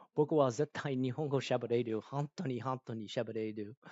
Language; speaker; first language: Japanese; non-native, learner; English